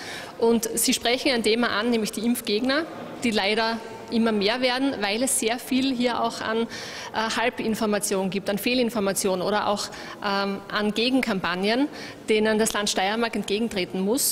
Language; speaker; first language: German; native; German